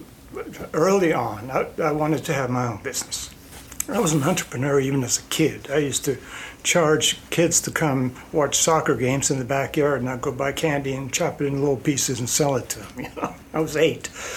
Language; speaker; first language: English; non-native, fluent; Icelandic